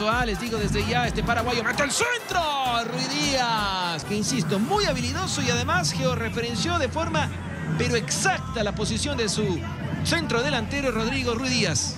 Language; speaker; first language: Spanish; native; Spanish